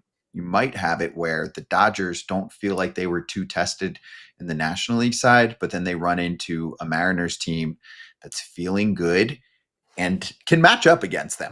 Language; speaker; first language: English; native; English